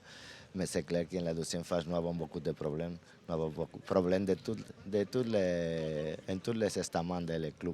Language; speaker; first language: French; non-native, learner; Spanish